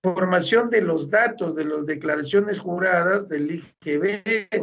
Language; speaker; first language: Spanish; native; Spanish